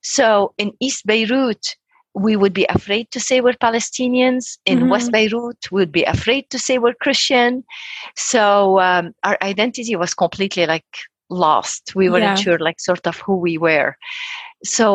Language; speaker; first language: English; non-native, fluent; Arabic